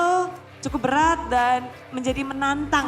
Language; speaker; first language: Indonesian; native; Indonesian